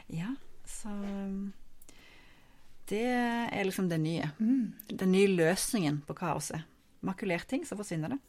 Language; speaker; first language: Norwegian; native; Norwegian